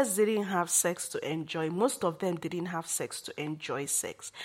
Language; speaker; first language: English; non-native, local second language; Igbo